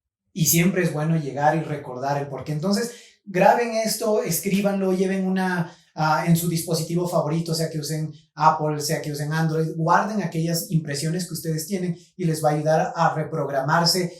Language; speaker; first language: Spanish; native; Spanish